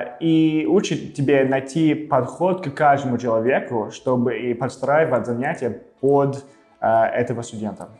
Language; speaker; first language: Russian; non-native, fluent; English